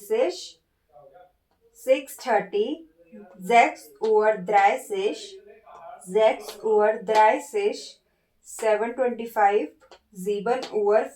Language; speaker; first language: German; non-native, learner; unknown